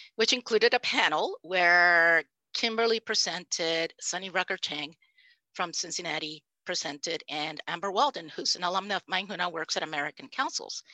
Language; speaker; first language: English; non-native, fluent; Spanish